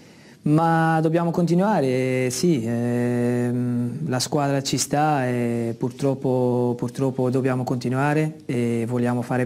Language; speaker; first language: Italian; non-native, fluent; Dutch